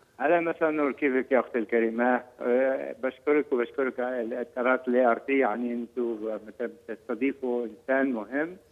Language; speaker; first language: Arabic; native; Arabic